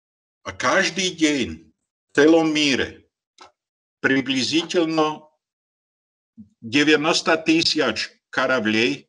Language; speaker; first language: Russian; non-native, learner; Slovak